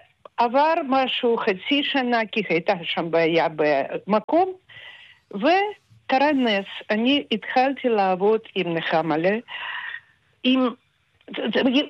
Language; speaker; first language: Hebrew; non-native, fluent; Russian